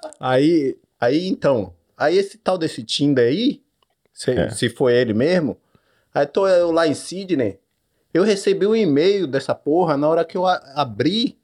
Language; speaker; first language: Portuguese; native; Portuguese